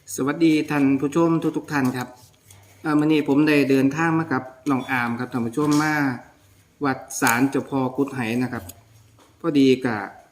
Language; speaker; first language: Thai; native; Thai